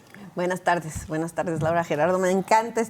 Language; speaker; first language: Spanish; native; Spanish